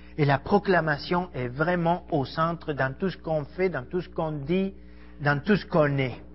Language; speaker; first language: French; non-native, fluent; Spanish